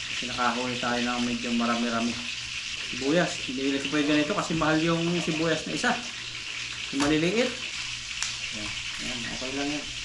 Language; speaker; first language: Filipino; native; Filipino